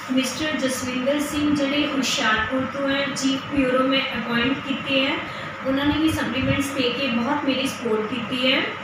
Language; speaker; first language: Hindi; non-native, local second language; Punjabi